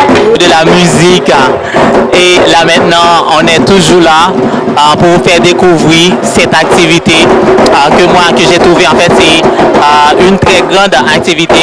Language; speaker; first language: French; native; French